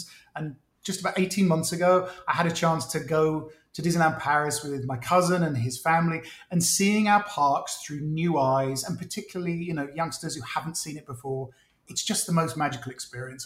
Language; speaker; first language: English; native; English